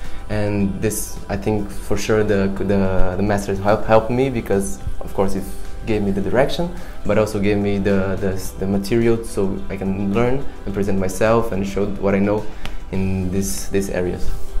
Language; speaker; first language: English; non-native, fluent; Portuguese